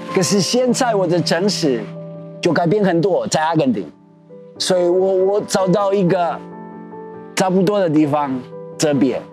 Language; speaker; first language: Chinese; non-native, learner; Spanish